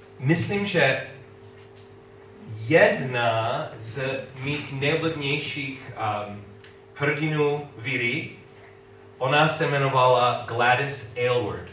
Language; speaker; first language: Czech; non-native, learner; English